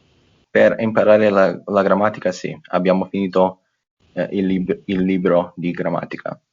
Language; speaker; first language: Italian; non-native, fluent; English